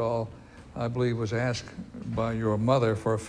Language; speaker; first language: English; native; English